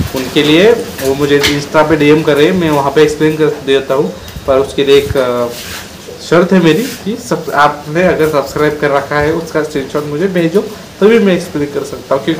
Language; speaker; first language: Hindi; non-native, local second language; Marathi